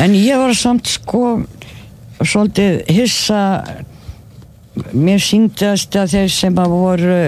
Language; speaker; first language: Icelandic; non-native, fluent; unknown